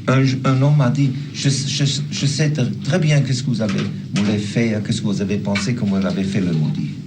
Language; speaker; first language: French; non-native, fluent; German